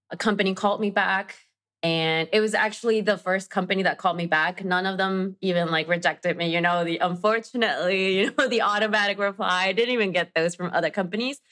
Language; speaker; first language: English; non-native, fluent; Spanish